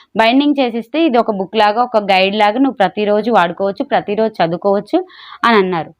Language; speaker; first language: Telugu; non-native, local second language; Urdu